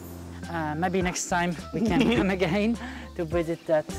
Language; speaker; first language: English; non-native, fluent; Italian